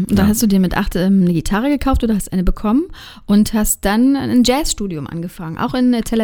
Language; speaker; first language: German; native; German